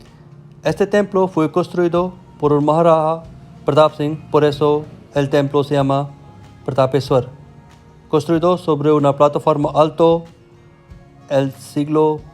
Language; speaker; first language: Spanish; non-native, learner; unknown